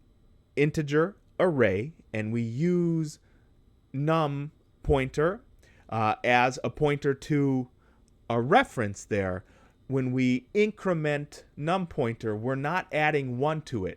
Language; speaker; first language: English; native; English